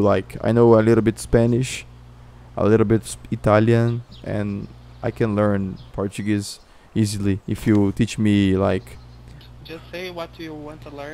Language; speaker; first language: English; non-native, fluent; Portuguese